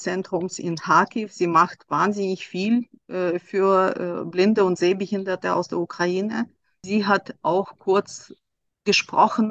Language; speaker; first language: German; non-native, fluent; Russian